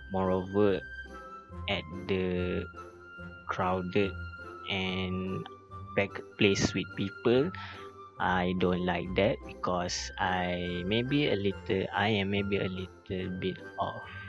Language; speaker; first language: English; non-native, local second language; Malay